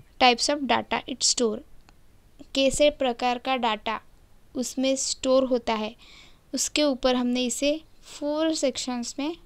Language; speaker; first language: Hindi; non-native, local second language; Marathi